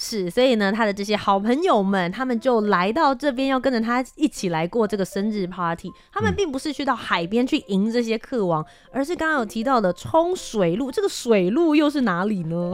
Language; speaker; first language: Chinese; native; Chinese